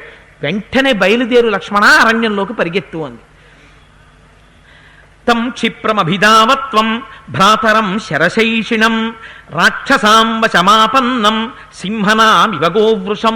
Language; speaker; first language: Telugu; native; Telugu